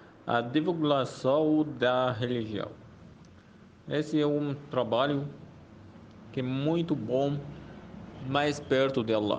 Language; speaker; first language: Portuguese; non-native, fluent; Arabic